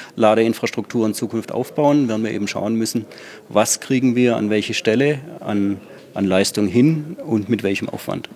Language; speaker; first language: German; native; German